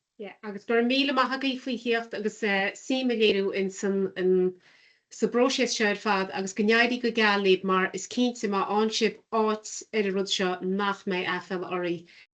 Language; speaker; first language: Irish; native; Irish